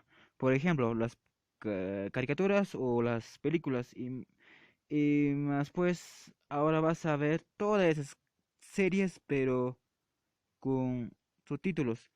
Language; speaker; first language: Spanish; non-native, local second language; Quechua